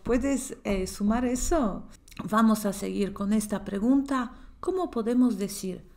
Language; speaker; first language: Spanish; non-native, fluent; Polish